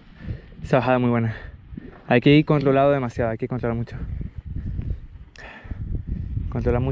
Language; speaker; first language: Spanish; native; Spanish